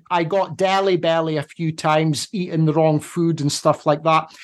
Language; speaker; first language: English; native; English